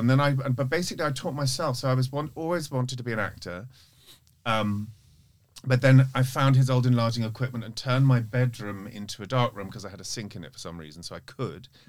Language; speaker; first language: English; native; English